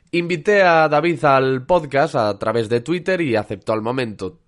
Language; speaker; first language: Spanish; native; Spanish